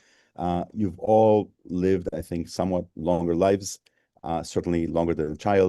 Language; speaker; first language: English; native; English